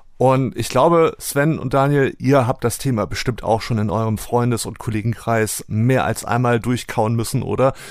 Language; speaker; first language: German; native; German